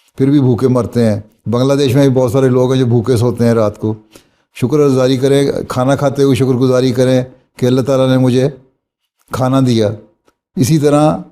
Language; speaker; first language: Urdu; native; Urdu